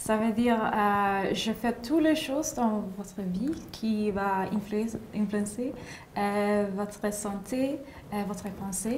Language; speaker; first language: French; non-native, learner; English